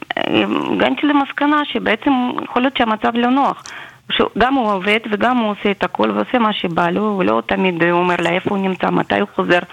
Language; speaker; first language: Hebrew; non-native, fluent; Russian